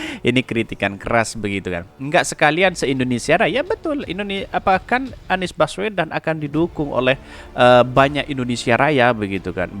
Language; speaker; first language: Indonesian; non-native, local second language; Madurese